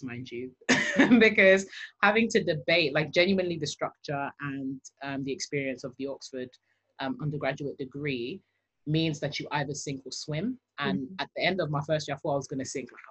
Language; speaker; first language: English; native; English